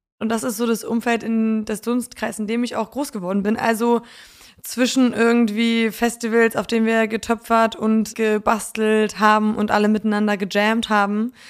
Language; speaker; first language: German; early bilingual, other home language; Polish